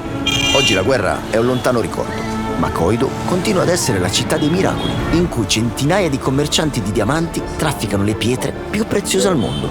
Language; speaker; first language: Italian; native; Italian